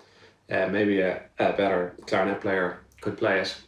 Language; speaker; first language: English; native; English